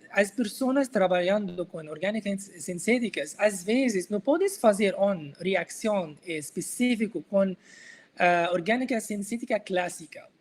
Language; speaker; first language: Portuguese; non-native, learner; Arabic